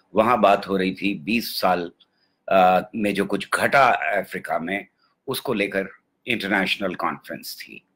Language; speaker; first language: Hindi; native; Hindi